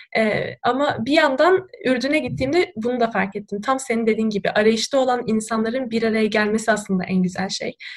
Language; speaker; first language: Turkish; native; Turkish